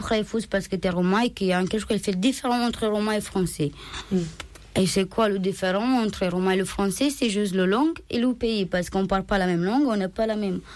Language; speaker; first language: French; non-native, learner; Romanian